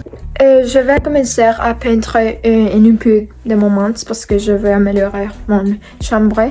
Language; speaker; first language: French; non-native, learner; Spanish